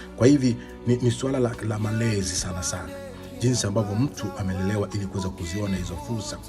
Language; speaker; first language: Swahili; native; Swahili